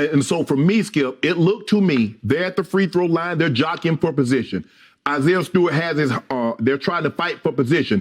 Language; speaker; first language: English; native; English